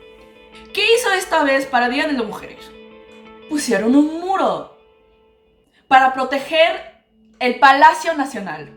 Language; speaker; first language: Spanish; non-native, local second language; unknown